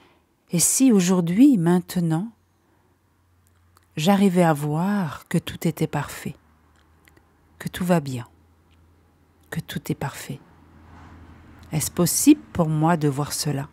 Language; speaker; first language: French; native; French